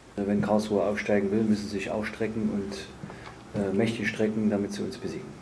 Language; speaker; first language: German; native; German